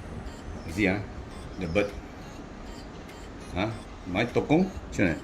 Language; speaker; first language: English; non-native, local second language; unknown